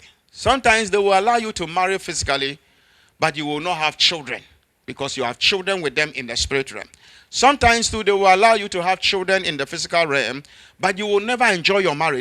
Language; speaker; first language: English; non-native, local second language; Akan